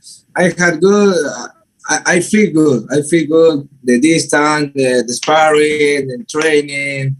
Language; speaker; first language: English; non-native, learner; Spanish